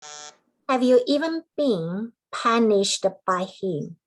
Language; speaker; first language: English; non-native, learner; Chinese